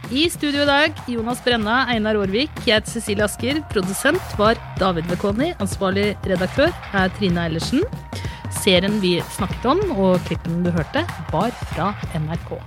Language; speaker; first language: Norwegian; native; Norwegian